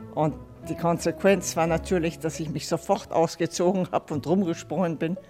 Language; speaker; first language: German; non-native, fluent; Italian